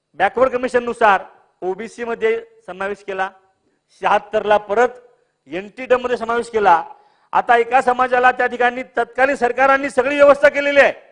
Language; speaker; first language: Marathi; native; Marathi